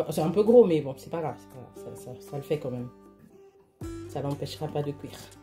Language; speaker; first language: French; native; French